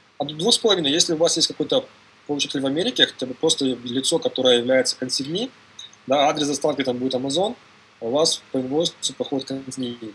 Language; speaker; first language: Russian; native; Russian